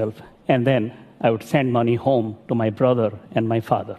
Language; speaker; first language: English; non-native, local second language; Odia